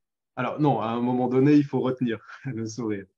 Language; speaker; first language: French; native; French